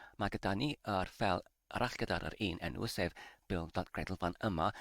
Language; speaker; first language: Welsh; non-native, learner; English